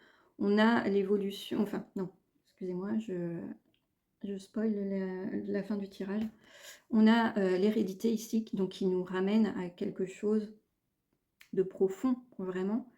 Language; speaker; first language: French; native; French